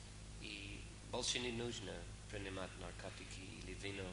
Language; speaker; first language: Russian; non-native, fluent; English